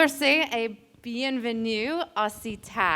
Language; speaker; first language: French; non-native, learner; English